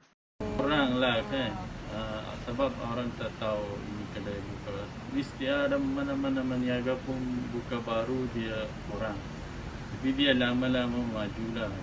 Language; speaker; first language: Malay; non-native, learner; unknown